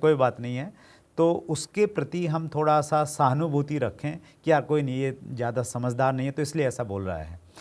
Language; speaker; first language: Hindi; native; Hindi